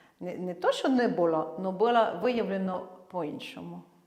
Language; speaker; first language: Ukrainian; non-native, fluent; French